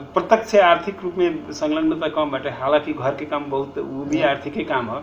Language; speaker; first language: Bhojpuri; non-native, local second language; Nepali